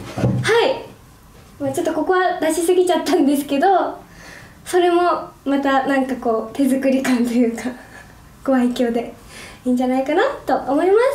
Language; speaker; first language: Japanese; native; Japanese